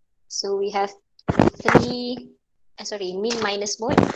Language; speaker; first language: English; non-native, local second language; Malay